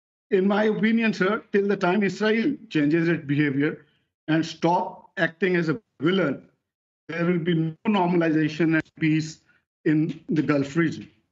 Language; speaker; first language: English; non-native, local second language; Urdu